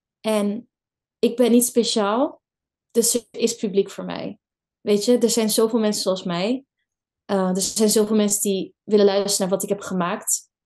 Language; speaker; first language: Dutch; early bilingual, other home language; Kurdish